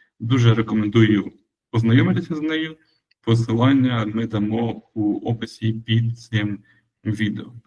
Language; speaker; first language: Ukrainian; native; Ukrainian